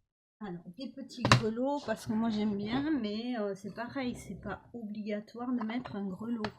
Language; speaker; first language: French; native; French